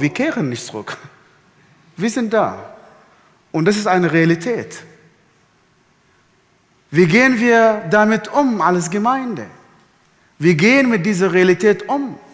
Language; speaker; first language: German; non-native, fluent; Arabic